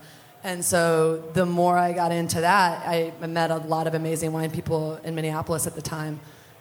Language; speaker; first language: English; native; English